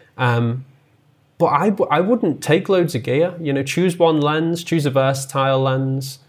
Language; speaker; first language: English; native; English